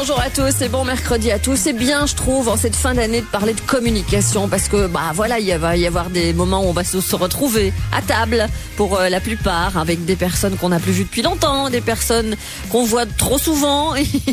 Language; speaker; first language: French; native; French